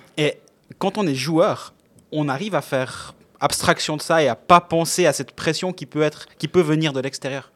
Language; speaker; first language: French; native; French